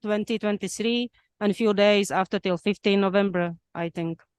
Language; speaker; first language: English; non-native, fluent; Slovak